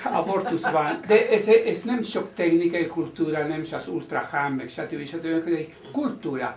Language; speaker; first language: Hungarian; non-native, fluent; Spanish